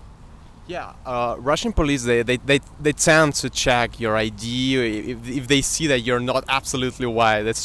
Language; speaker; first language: English; non-native, fluent; Russian